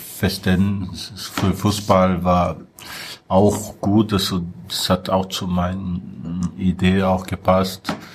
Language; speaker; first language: German; non-native, fluent; Portuguese